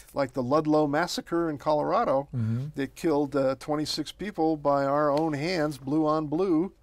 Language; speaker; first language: English; native; English